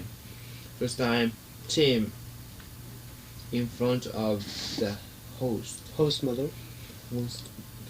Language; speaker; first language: English; non-native, learner; Japanese